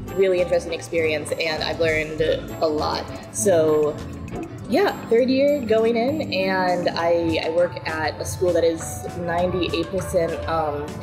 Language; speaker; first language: English; native; English